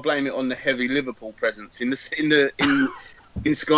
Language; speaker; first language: English; native; English